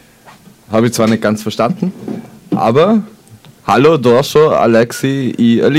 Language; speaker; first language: German; native; German